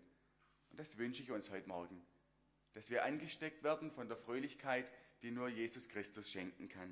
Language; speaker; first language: German; native; German